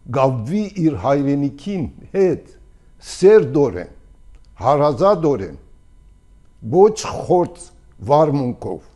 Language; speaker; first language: Armenian; early bilingual, heritage; Armenian